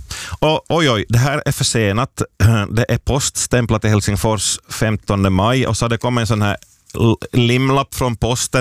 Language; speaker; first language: Swedish; native; Swedish